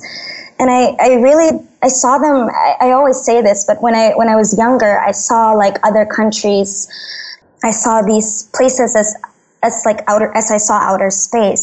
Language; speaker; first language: English; non-native, local second language; Filipino